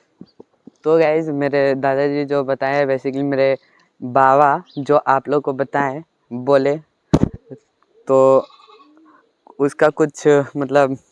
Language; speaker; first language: Hindi; non-native, local second language; Magahi